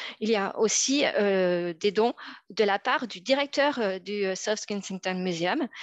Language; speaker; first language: French; native; French